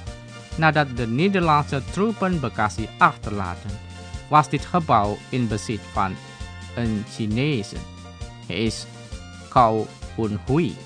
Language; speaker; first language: Dutch; non-native, learner; Indonesian